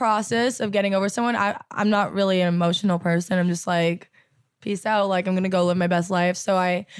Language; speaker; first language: English; native; English